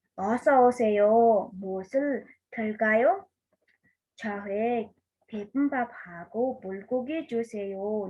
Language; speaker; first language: Korean; non-native, fluent; Mongolian